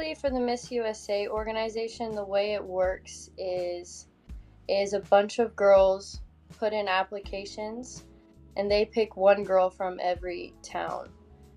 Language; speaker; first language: English; native; English